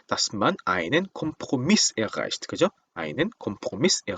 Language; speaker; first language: German; non-native, fluent; Korean